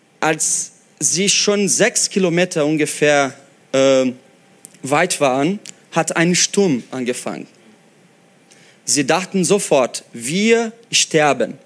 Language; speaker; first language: German; non-native, fluent; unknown